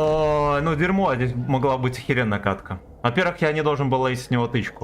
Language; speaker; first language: Russian; native; Russian